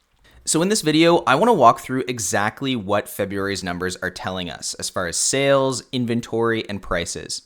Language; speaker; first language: English; native; English